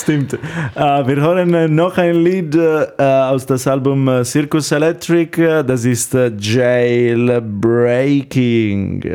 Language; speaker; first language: German; non-native, learner; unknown